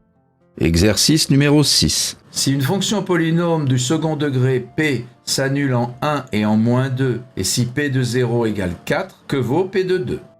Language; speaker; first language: French; native; French